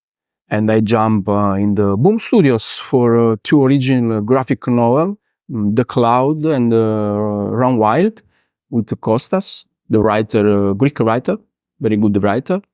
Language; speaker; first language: English; non-native, learner; Italian